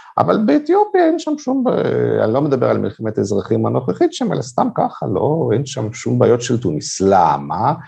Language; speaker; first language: Hebrew; non-native, fluent; Russian